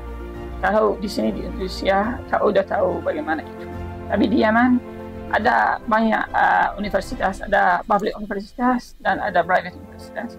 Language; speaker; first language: Indonesian; non-native, learner; Arabic